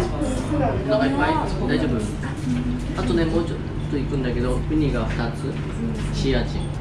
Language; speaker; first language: Japanese; native; Japanese